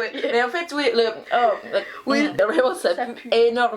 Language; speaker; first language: French; non-native, fluent; Indonesian